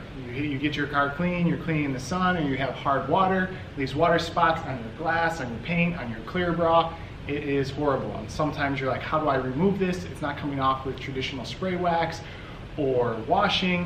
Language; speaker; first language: English; native; English